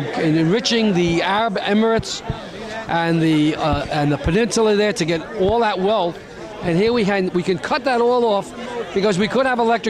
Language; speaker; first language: English; native; English